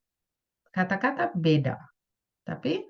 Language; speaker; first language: Indonesian; non-native, fluent; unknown